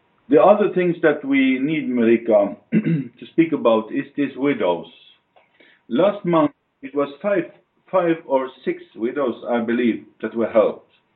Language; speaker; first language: English; non-native, fluent; Norwegian